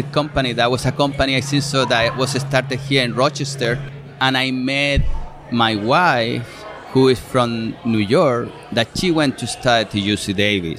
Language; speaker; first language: English; non-native, fluent; Spanish